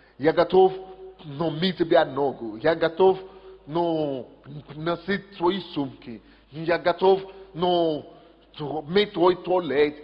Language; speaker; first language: Russian; non-native, fluent; Yoruba